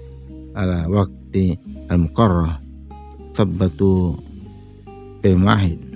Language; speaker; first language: Arabic; non-native, learner; Indonesian